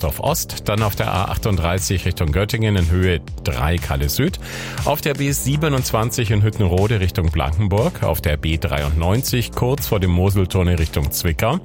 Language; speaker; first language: German; native; German